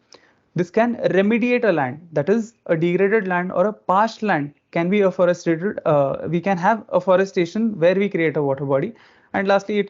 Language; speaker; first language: English; non-native, local second language; Marathi